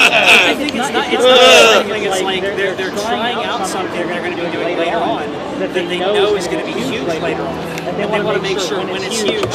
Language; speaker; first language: English; native; English